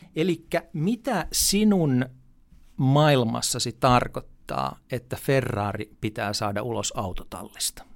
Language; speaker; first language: Finnish; native; Finnish